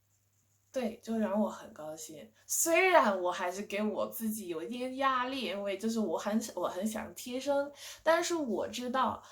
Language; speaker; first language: Chinese; non-native, fluent; English